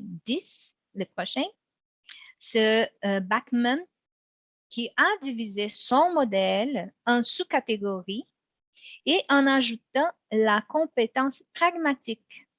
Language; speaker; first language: French; non-native, fluent; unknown